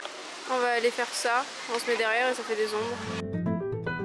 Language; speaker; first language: French; native; French